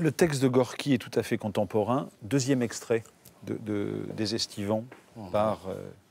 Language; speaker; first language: French; native; French